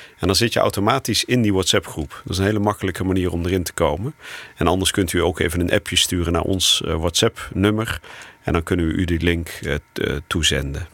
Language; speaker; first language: Dutch; native; Dutch